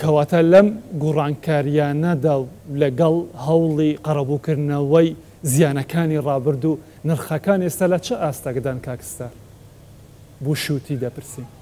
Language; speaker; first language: Central Kurdish; non-native, local second language; Kurdish